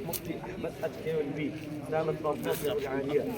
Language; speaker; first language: Arabic; non-native, learner; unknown